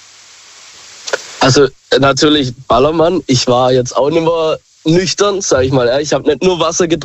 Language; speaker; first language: German; native; German